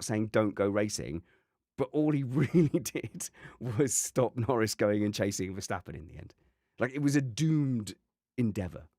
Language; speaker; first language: English; native; English